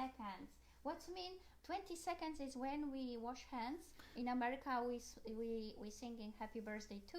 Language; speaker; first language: English; non-native, learner; Polish